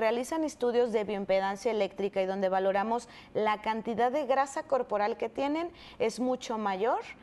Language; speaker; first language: Spanish; native; Spanish